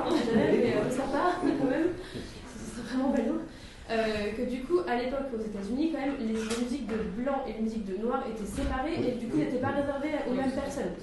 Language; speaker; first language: French; native; French